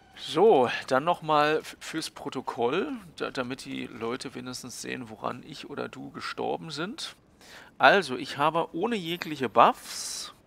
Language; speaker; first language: German; native; German